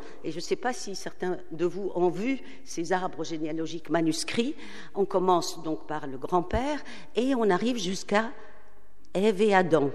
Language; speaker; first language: French; non-native, local second language; Arabic